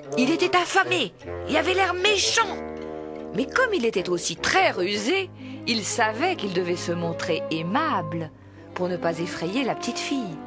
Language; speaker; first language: French; native; French